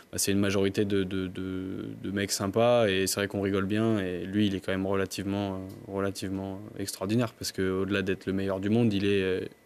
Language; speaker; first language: French; native; French